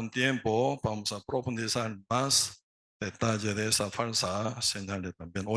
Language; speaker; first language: Spanish; non-native, learner; Korean